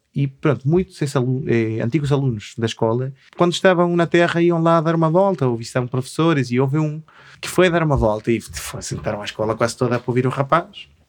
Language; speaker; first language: Portuguese; non-native, fluent; Spanish